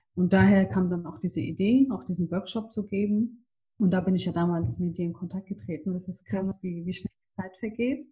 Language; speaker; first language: German; early bilingual, other home language; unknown